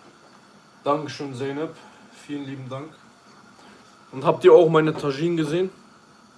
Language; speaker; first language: German; early bilingual, other home language; Kurdish